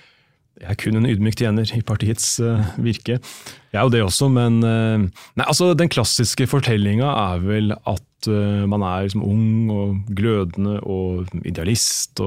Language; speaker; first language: Norwegian; native; Norwegian